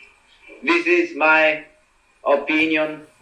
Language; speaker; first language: English; non-native, learner; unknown